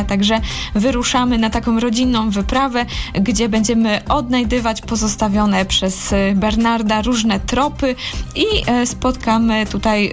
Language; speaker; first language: Polish; native; Polish